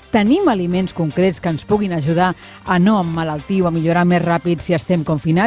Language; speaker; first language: Catalan; native; Catalan